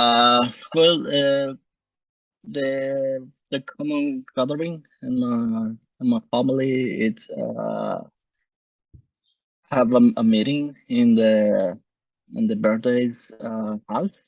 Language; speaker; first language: English; non-native, learner; Spanish